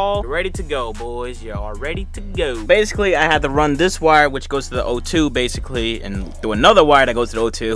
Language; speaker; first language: English; native; English